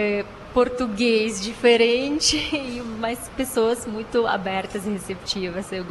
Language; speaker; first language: Portuguese; non-native, fluent; Ukrainian